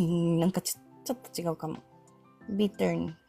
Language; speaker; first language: Japanese; non-native, fluent; Filipino